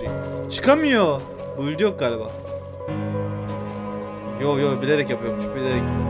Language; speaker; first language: Turkish; native; Turkish